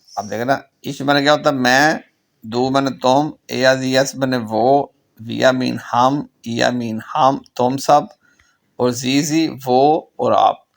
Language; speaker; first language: Urdu; non-native, local second language; Punjabi